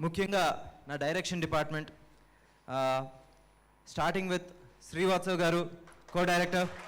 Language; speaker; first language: Telugu; native; Telugu